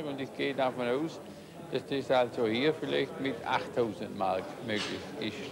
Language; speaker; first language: German; native; German